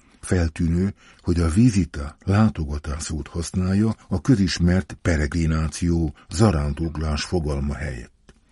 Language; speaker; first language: Hungarian; native; Hungarian